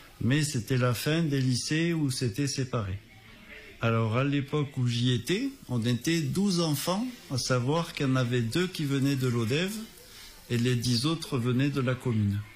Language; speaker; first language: French; native; French